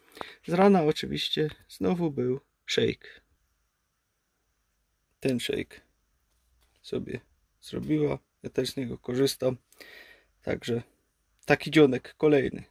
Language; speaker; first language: Polish; native; Polish